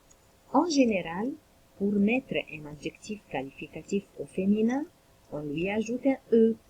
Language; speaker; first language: French; non-native, local second language; Arabic